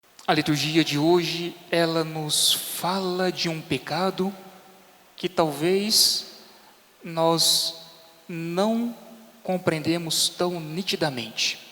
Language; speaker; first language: Portuguese; native; Portuguese